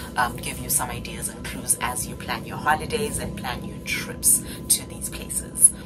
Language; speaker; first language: English; non-native, local second language; Xhosa